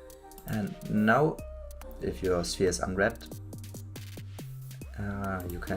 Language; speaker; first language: English; non-native, fluent; German